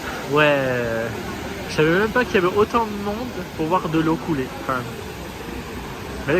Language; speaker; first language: French; native; French